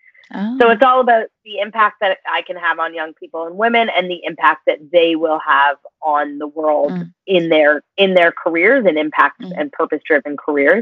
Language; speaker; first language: English; native; English